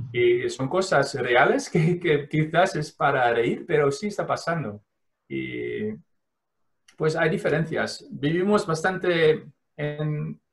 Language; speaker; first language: Spanish; non-native, fluent; Dutch